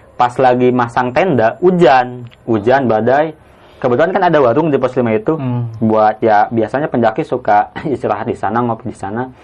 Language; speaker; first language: Indonesian; non-native, local second language; Sundanese